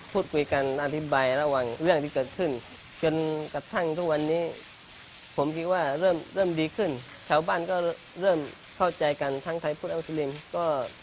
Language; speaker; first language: Thai; non-native, local second language; Malay